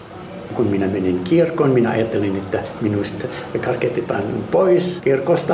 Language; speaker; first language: Finnish; non-native, fluent; Arabic